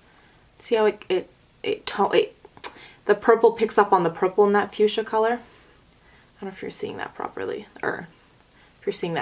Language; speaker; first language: English; native; English